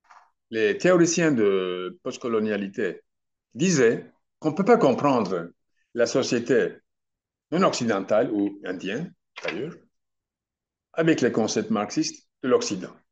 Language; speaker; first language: French; non-native, fluent; Turkish